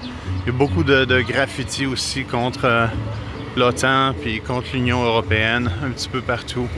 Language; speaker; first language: French; native; French